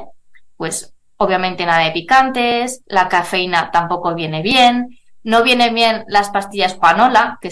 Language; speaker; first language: Spanish; native; Spanish